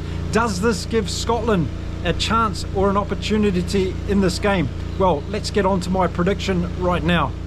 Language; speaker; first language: English; native; English